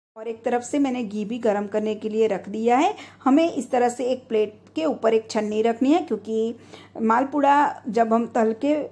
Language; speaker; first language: Hindi; non-native, local second language; Gujarati